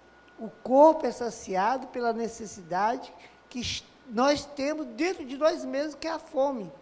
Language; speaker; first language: Portuguese; native; Portuguese